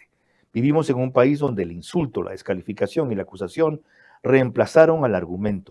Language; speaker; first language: Spanish; native; Spanish